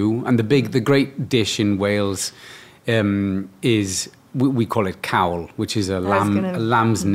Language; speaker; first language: English; native; English